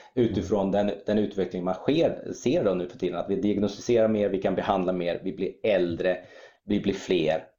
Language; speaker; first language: Swedish; early bilingual, other home language; German